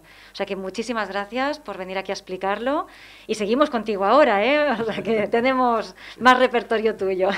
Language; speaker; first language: Spanish; native; Spanish